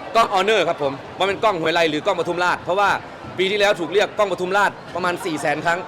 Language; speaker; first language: Thai; native; Thai